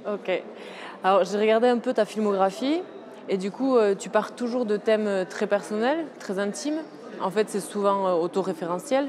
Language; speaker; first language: French; native; French